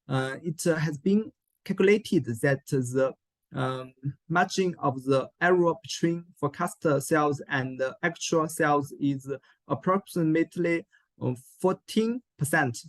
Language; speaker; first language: English; non-native, learner; Chinese